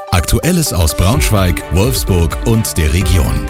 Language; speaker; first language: German; native; German